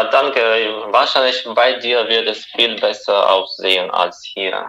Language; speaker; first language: German; non-native, fluent; Russian